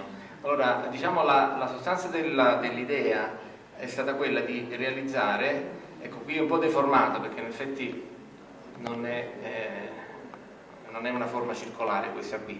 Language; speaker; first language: Italian; native; Italian